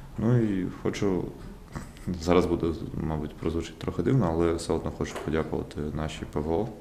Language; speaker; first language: Ukrainian; non-native, local second language; Russian